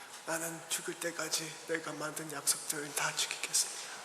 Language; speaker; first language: Korean; early bilingual, heritage; English